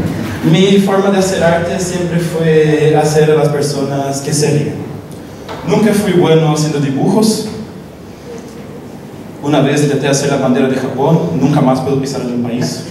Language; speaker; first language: Spanish; non-native, local second language; Portuguese